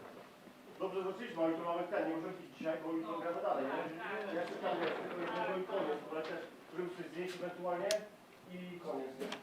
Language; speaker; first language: Polish; native; Polish